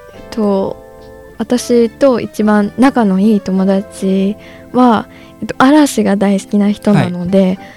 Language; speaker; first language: Japanese; non-native, fluent; Chinese